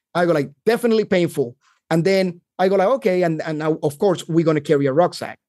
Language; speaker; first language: English; non-native, fluent; Spanish